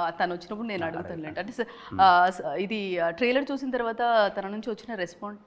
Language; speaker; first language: Telugu; native; Telugu